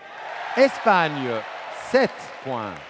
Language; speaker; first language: French; non-native, learner; Turkish